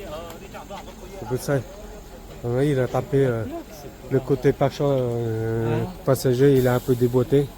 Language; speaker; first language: French; early bilingual, heritage; Vietnamese